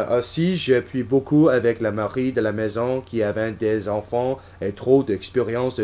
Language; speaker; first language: French; non-native, learner; English